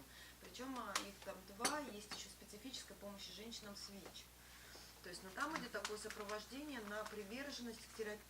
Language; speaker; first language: Russian; native; Russian